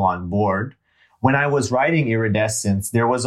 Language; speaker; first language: English; non-native, fluent; French